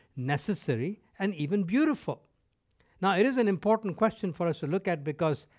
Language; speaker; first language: English; non-native, local second language; Tamil